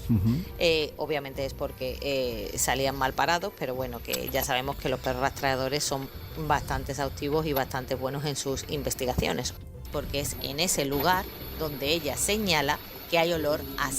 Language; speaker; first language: Spanish; native; Spanish